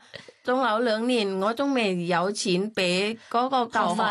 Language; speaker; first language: Cantonese; non-native, fluent; Thai